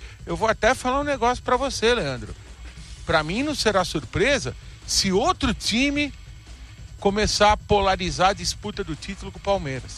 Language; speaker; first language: Portuguese; native; Portuguese